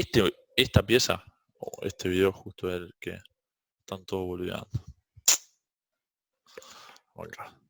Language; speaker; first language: Spanish; native; Spanish